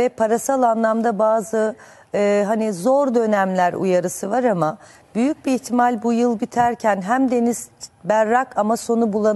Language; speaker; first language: Turkish; native; Turkish